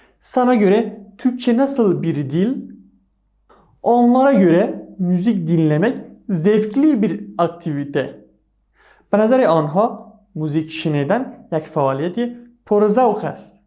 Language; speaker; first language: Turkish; non-native, fluent; Persian